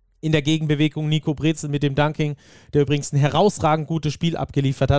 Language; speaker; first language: German; native; German